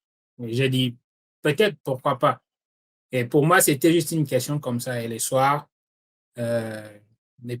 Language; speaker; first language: French; non-native, local second language; Lingala